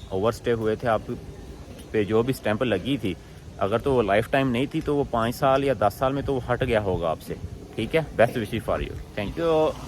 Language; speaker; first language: Urdu; non-native, local second language; Punjabi